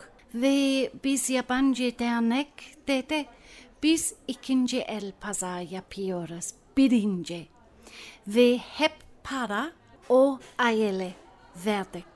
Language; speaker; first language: Turkish; non-native, learner; English